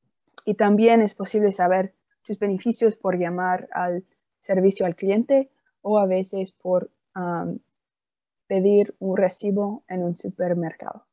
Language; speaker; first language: Spanish; non-native, fluent; English